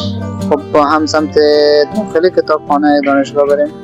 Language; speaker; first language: Persian; native; Persian